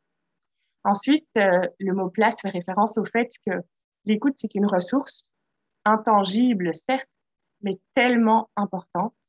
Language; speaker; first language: French; native; French